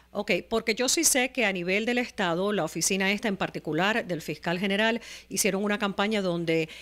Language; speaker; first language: Spanish; native; Spanish